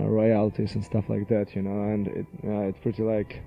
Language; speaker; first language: English; non-native, fluent; Polish